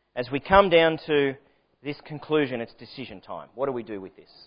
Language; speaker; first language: English; native; English